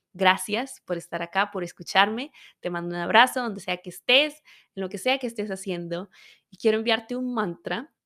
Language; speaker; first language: Spanish; native; Spanish